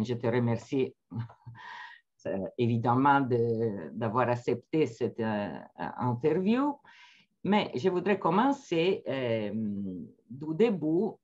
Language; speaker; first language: French; non-native, fluent; Italian